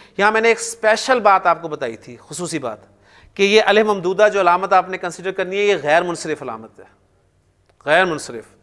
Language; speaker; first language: Urdu; native; Urdu